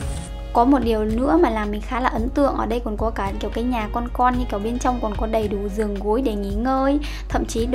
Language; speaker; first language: Vietnamese; native; Vietnamese